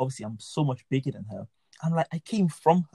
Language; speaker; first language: English; non-native, local second language; Yoruba